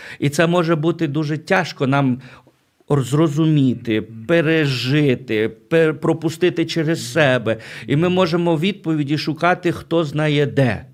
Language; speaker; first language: Ukrainian; native; Ukrainian